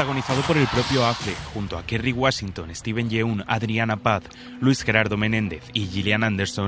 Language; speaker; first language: Spanish; native; Spanish